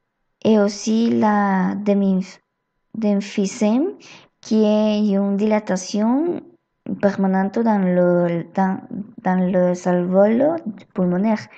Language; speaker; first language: French; non-native, learner; Spanish